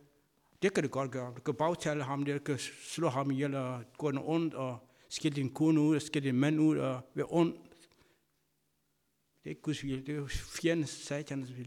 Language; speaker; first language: Danish; non-native, fluent; Kabuverdianu